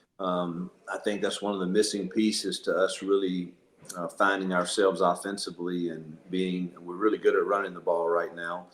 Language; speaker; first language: English; native; English